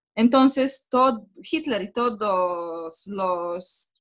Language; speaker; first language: Spanish; non-native, fluent; Polish